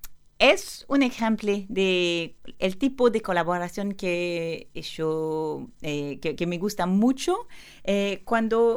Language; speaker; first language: Spanish; non-native, learner; French